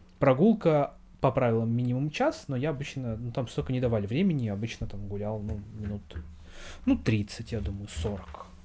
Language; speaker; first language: Russian; native; Russian